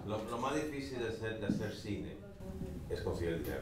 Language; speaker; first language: Spanish; native; Spanish